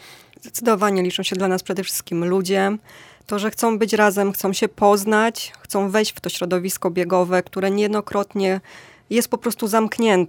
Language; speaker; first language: Polish; native; Polish